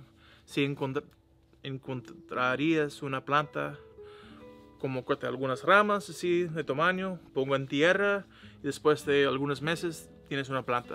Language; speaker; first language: Spanish; non-native, learner; English